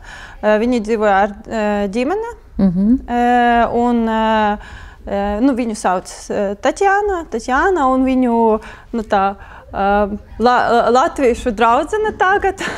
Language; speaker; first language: Latvian; non-native, learner; Ukrainian